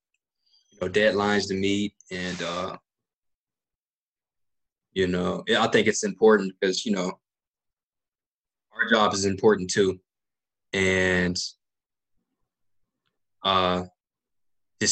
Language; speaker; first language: English; native; English